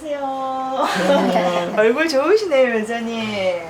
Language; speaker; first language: Korean; native; Korean